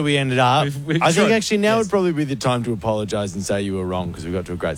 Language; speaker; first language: English; native; English